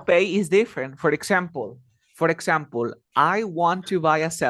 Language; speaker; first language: English; non-native, fluent; Spanish